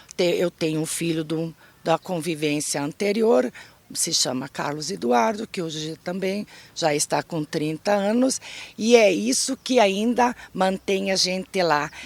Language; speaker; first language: Portuguese; native; Portuguese